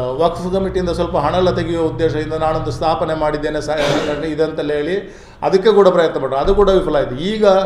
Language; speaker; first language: Kannada; non-native, local second language; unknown